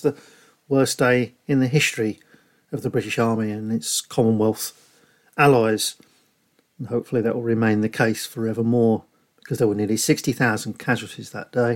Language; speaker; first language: English; native; English